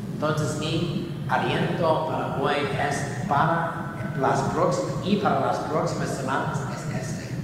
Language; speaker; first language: Spanish; non-native, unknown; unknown